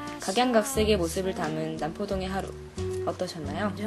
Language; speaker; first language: Korean; native; Korean